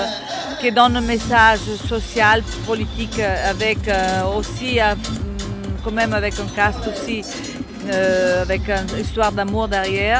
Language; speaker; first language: French; non-native, fluent; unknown